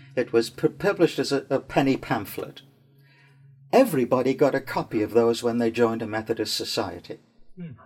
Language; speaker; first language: English; native; English